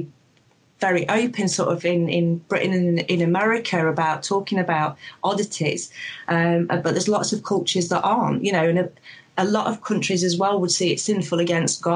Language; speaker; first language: English; native; English